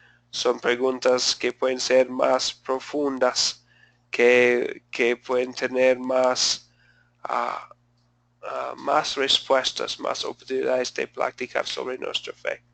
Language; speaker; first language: Spanish; non-native, fluent; English